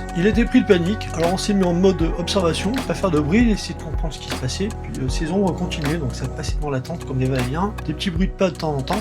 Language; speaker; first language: French; native; French